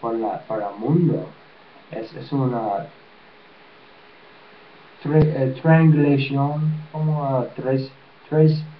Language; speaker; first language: Spanish; non-native, learner; English